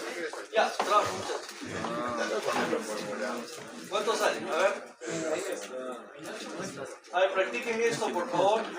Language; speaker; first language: Spanish; native; Spanish